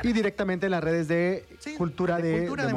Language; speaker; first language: Spanish; native; Spanish